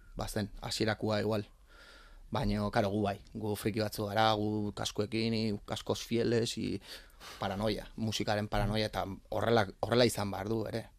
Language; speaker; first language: Basque; native; Basque